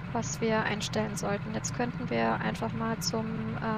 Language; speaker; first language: German; native; German